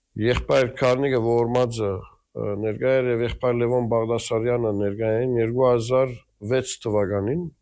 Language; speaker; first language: Armenian; native; Armenian